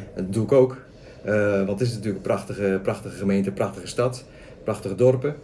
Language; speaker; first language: Dutch; native; Dutch